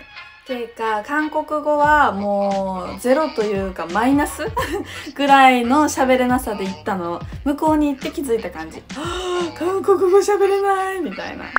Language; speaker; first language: Japanese; native; Japanese